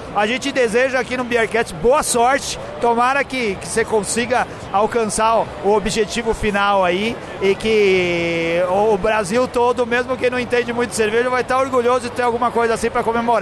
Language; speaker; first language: Portuguese; native; Portuguese